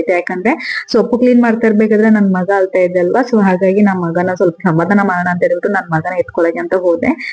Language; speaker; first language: Kannada; non-native, local second language; Kodava